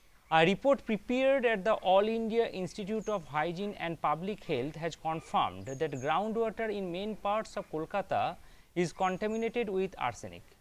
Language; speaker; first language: English; non-native, local second language; Bangla